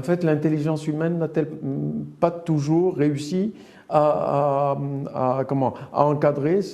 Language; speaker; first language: French; non-native, local second language; Arabic